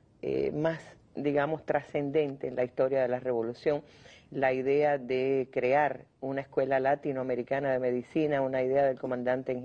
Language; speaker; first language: Spanish; native; Spanish